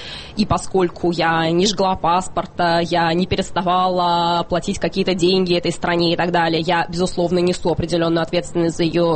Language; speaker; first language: Russian; native; Russian